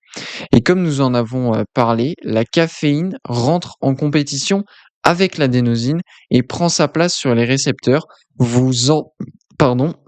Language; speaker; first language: French; native; French